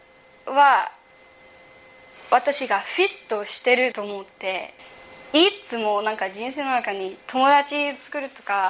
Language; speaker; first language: Japanese; early bilingual, heritage; English